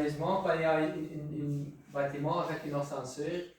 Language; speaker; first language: French; non-native, local second language; Dutch